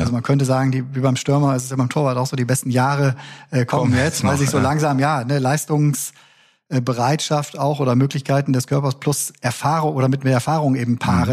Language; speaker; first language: German; native; German